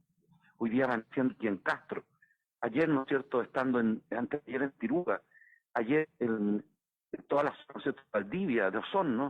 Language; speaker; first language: Spanish; native; Spanish